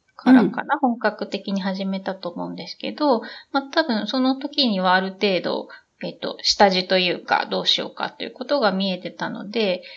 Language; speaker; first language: Japanese; native; Japanese